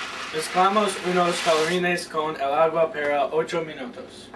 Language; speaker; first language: Spanish; non-native, learner; English